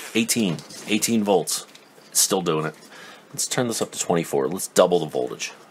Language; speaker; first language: English; native; English